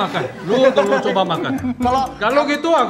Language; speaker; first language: Indonesian; non-native, fluent; Korean